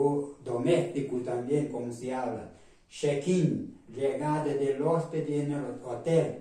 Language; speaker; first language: Spanish; non-native, fluent; Portuguese